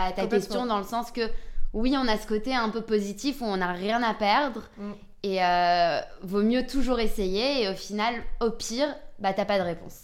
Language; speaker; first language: French; native; French